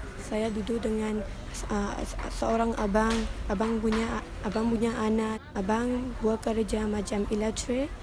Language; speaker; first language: Malay; early bilingual, other home language; Rohingya